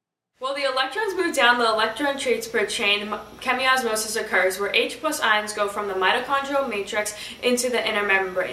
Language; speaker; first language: English; native; English